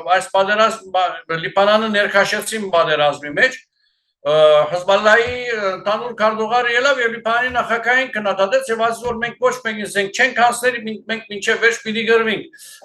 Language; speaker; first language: Armenian; early bilingual, heritage; Armenian